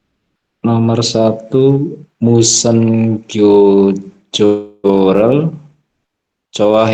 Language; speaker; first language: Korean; non-native, learner; Indonesian